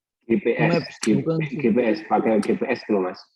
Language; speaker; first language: Indonesian; native; Indonesian